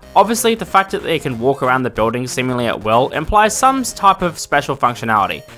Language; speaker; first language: English; native; English